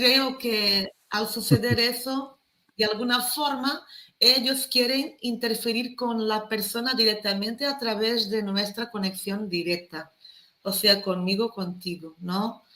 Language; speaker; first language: Spanish; non-native, fluent; Portuguese